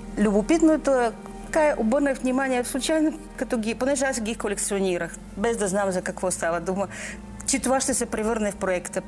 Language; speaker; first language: Bulgarian; non-native, fluent; Russian